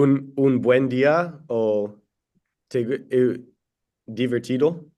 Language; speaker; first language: Spanish; non-native, learner; English